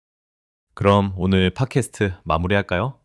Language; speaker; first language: Korean; non-native, fluent; English